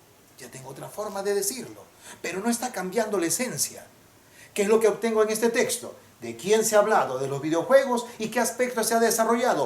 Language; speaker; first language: Spanish; native; Spanish